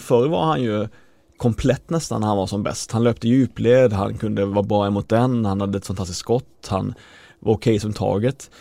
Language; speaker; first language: Swedish; native; Swedish